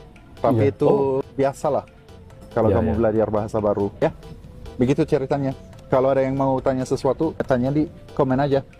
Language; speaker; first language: Indonesian; non-native, fluent; Swedish